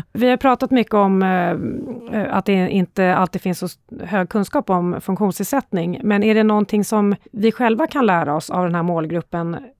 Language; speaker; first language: Swedish; native; Swedish